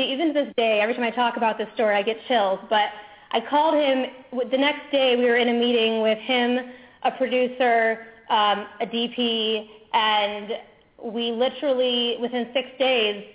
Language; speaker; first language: English; native; English